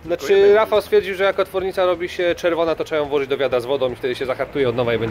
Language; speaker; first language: Polish; native; Polish